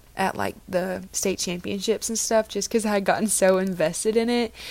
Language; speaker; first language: English; native; English